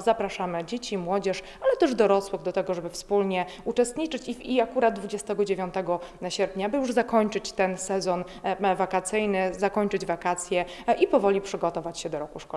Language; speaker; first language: Polish; native; Polish